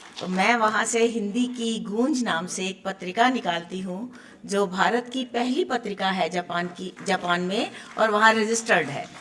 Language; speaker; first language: Hindi; native; Hindi